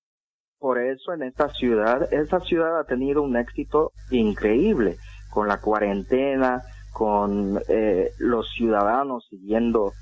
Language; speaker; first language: Spanish; non-native, fluent; English